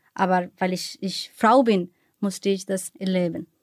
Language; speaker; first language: German; non-native, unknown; Bangla